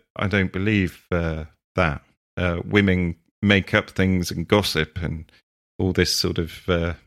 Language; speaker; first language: English; native; English